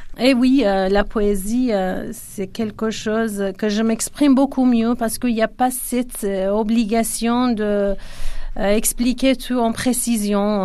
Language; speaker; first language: French; non-native, fluent; Kurdish